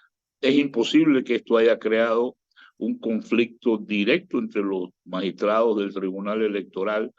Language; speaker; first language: Spanish; native; Spanish